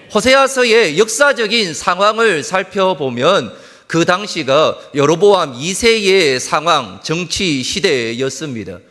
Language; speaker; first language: Korean; native; Korean